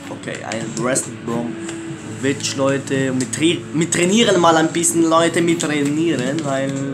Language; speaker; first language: German; early bilingual, other home language; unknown